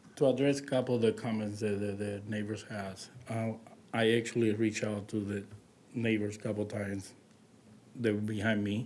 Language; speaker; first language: English; non-native, learner; Spanish